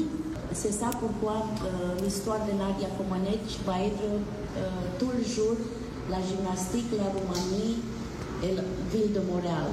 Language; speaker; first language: French; non-native, learner; Romanian